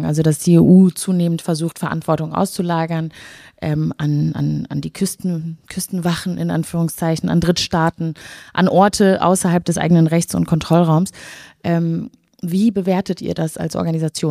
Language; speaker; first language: German; native; German